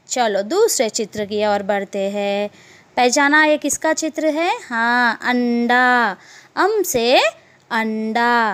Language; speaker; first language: Hindi; non-native, local second language; Telugu